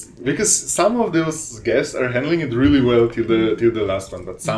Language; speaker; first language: English; non-native, fluent; Polish